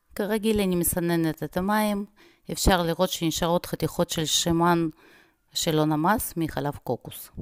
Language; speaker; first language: Hebrew; non-native, fluent; Russian